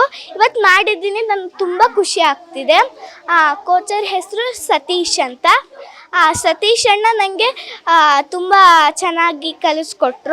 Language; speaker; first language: Kannada; native; Kannada